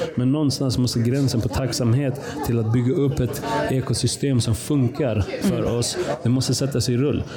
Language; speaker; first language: Swedish; early bilingual, other home language; Persian